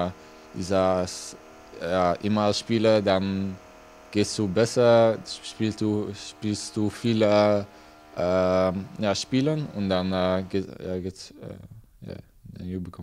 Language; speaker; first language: German; non-native, learner; Dutch